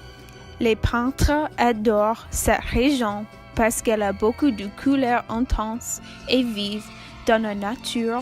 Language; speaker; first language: French; non-native, learner; English